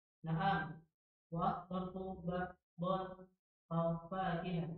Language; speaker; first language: Arabic; non-native, learner; Indonesian